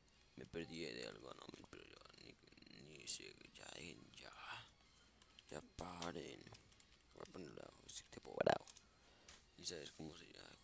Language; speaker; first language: Spanish; native; Spanish